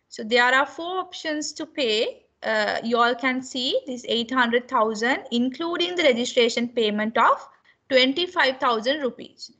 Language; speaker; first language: English; non-native, local second language; Sinhala